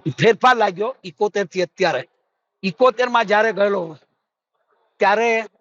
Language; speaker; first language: Gujarati; native; Gujarati